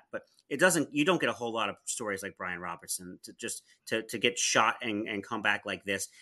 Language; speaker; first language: English; early bilingual, other home language; Italian